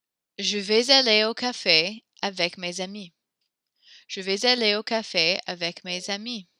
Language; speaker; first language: French; non-native, fluent; English